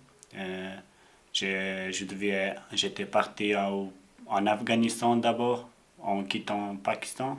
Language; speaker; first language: French; non-native, learner; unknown